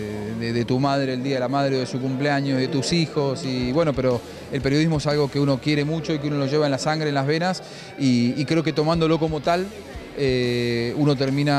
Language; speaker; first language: Spanish; native; Spanish